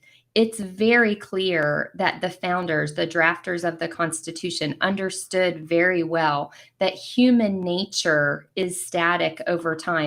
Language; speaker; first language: English; native; English